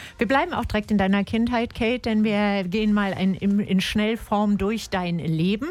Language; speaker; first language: German; native; German